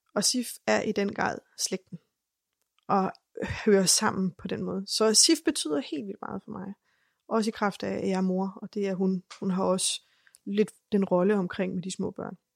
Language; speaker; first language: Danish; native; Danish